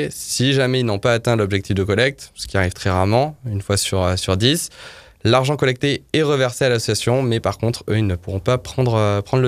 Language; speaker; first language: French; native; French